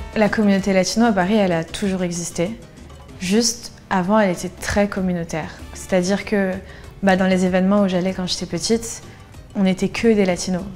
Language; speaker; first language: French; early bilingual, other home language; Spanish